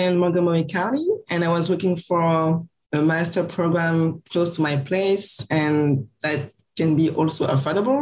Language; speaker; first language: English; non-native, fluent; French